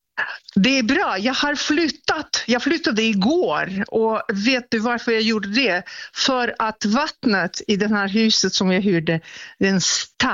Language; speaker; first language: Swedish; non-native, fluent; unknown